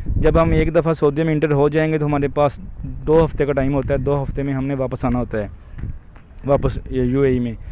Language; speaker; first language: Urdu; non-native, local second language; Punjabi